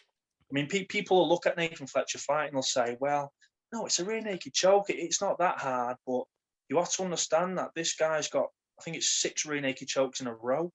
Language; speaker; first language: English; native; English